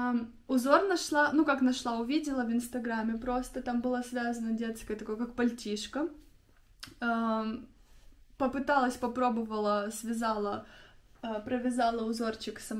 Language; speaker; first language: Russian; native; Russian